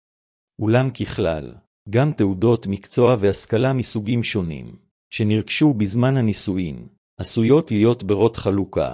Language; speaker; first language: Hebrew; native; Hebrew